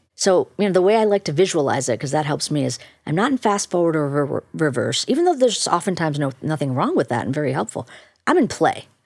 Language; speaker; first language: English; native; English